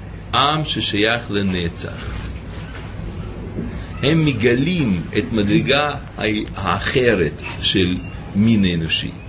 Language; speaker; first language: Hebrew; native; Hebrew